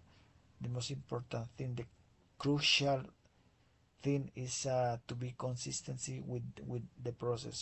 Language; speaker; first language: English; non-native, fluent; Spanish